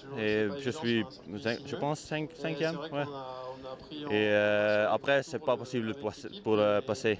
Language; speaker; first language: French; non-native, learner; Dutch